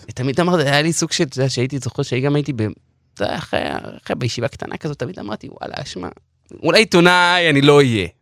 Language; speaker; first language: Hebrew; non-native, local second language; Yiddish